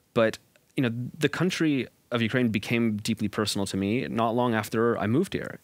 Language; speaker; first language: English; native; English